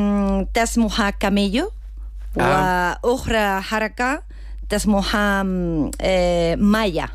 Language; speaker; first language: Arabic; non-native, learner; Spanish